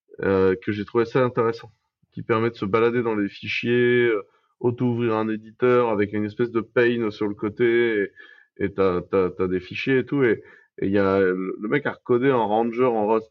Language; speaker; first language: French; native; French